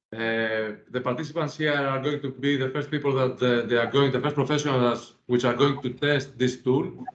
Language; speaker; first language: English; non-native, fluent; Greek